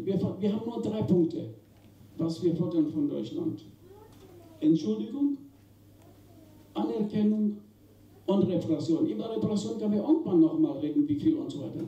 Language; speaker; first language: German; non-native, fluent; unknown